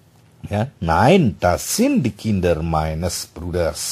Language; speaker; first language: German; non-native, fluent; Indonesian